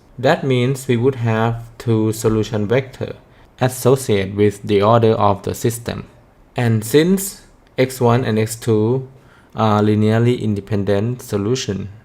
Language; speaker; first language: English; non-native, fluent; Thai